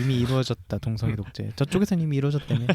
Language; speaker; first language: Korean; native; Korean